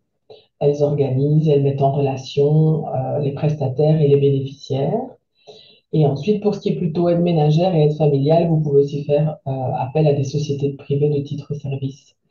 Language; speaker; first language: French; native; French